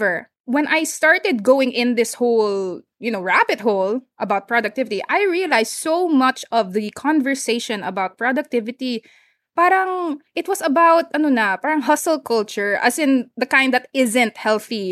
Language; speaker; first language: English; non-native, local second language; Hiligaynon